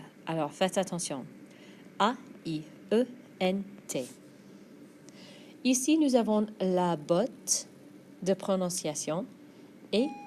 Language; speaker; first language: French; non-native, fluent; English